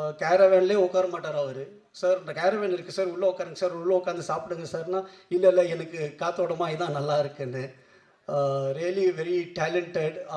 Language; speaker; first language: Tamil; non-native, local second language; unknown